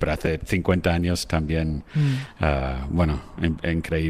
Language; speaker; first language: Spanish; non-native, fluent; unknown